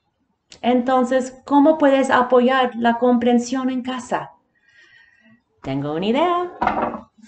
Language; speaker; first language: Spanish; early bilingual, heritage; Spanish